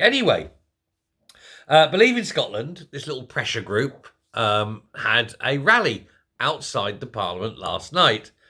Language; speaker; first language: English; native; English